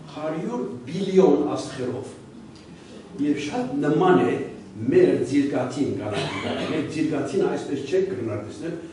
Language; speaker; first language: Armenian; early bilingual, heritage; Armenian